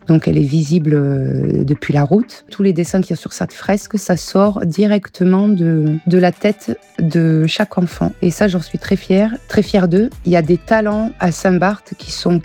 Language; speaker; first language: French; early bilingual, other home language; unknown